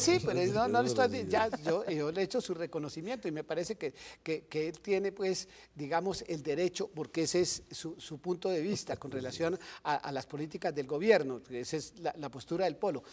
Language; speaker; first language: Spanish; native; Spanish